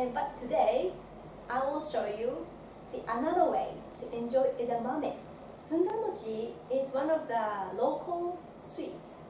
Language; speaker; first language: English; non-native, fluent; Japanese